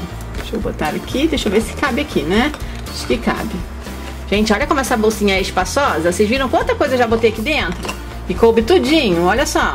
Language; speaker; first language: Portuguese; native; Portuguese